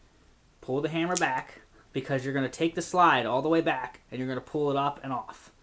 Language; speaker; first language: English; native; English